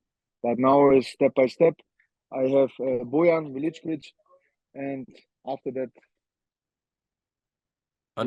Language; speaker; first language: English; non-native, learner; German